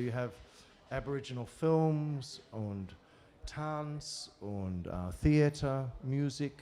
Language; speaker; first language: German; non-native, learner; English